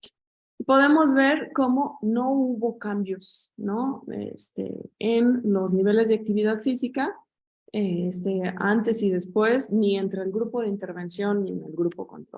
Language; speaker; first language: Spanish; native; Spanish